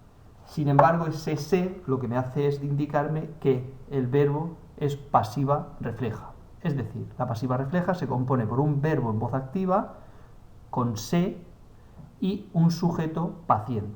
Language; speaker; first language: Spanish; native; Spanish